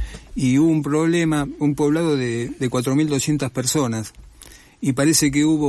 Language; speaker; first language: Spanish; native; Spanish